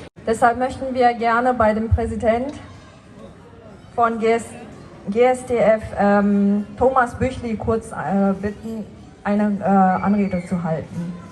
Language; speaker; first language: German; non-native, learner; Tibetan